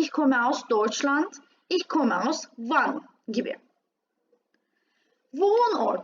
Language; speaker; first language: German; non-native, fluent; Turkish